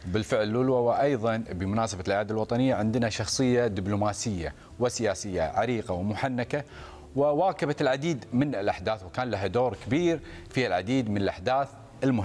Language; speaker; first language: Arabic; native; Arabic